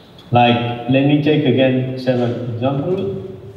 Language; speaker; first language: English; non-native, fluent; French